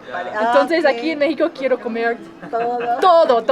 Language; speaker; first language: Spanish; non-native, learner; English